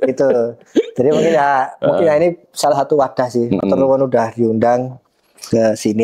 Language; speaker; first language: Indonesian; native; Indonesian